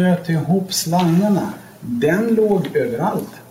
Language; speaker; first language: Swedish; non-native, learner; Lithuanian